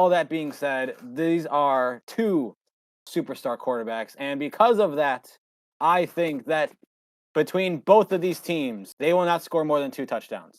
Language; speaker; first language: English; native; English